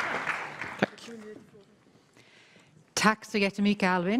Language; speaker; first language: Swedish; non-native, fluent; English